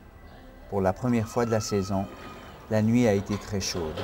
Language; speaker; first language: French; native; French